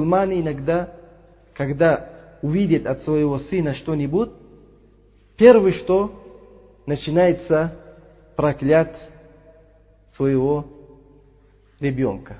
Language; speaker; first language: Russian; non-native, local second language; Uzbek